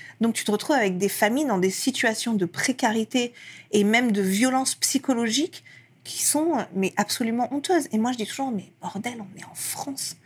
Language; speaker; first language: French; early bilingual, other home language; Persian